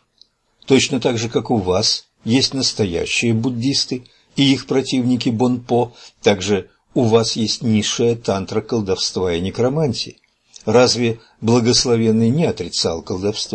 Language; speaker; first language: Russian; native; Russian